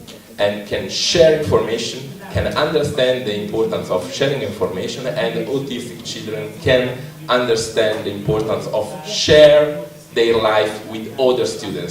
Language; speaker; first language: English; non-native, learner; Italian